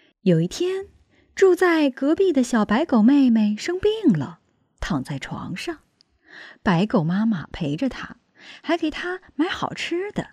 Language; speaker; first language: Chinese; native; Chinese